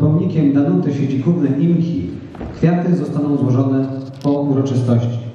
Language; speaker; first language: Polish; native; Polish